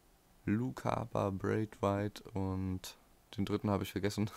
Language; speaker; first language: German; native; German